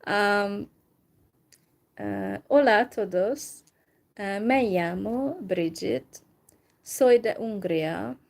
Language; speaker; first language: Spanish; non-native, learner; Hungarian